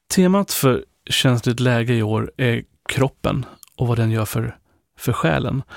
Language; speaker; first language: Swedish; native; Swedish